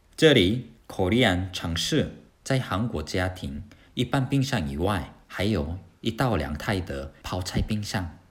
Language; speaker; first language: Chinese; non-native, fluent; Korean